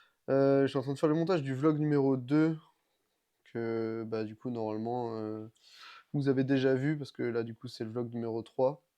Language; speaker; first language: French; native; French